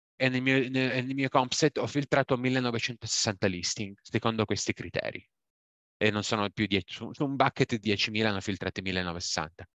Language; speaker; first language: Italian; native; Italian